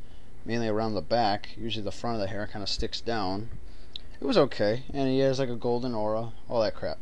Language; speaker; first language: English; native; English